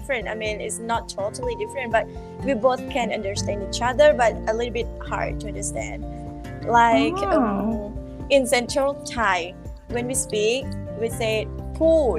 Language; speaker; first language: English; non-native, fluent; Thai